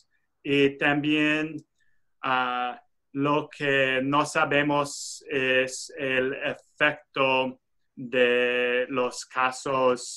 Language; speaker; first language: Spanish; non-native, fluent; English